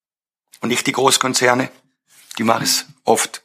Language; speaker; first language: German; non-native, fluent; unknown